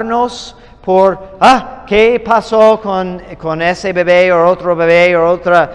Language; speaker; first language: Spanish; non-native, fluent; English